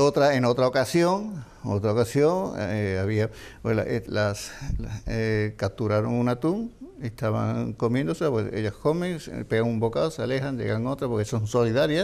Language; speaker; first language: Spanish; native; Spanish